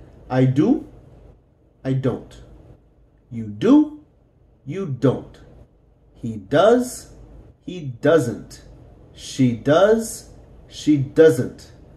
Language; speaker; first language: English; native; English